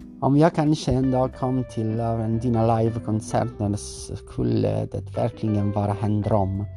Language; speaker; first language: Swedish; non-native, learner; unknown